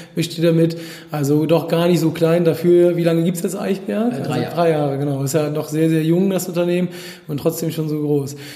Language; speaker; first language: German; native; German